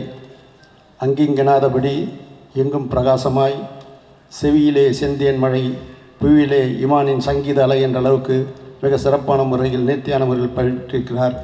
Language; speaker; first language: Tamil; native; Tamil